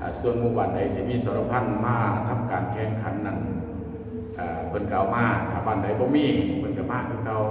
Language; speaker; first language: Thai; non-native, local second language; Northeastern Thai